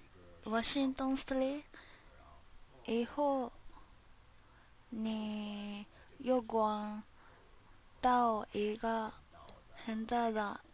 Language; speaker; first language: Chinese; non-native, learner; Japanese